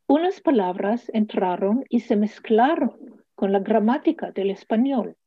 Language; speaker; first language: Spanish; early bilingual, heritage; Hebrew